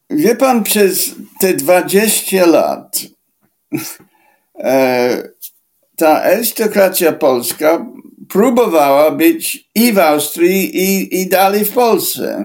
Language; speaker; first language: Polish; non-native, fluent; English